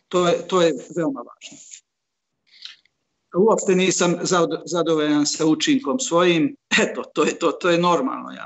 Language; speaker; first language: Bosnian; non-native, local second language; Hungarian